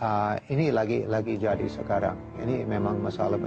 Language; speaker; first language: Indonesian; non-native, learner; English